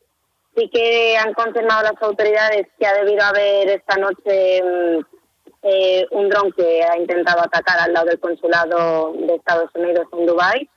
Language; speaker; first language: Spanish; native; Spanish